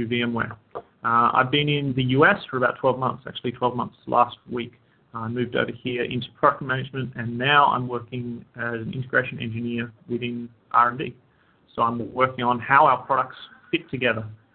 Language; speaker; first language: English; native; English